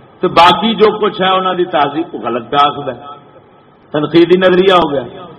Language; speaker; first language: Urdu; non-native, local second language; Punjabi